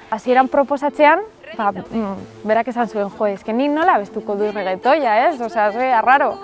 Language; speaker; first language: Basque; non-native, local second language; Spanish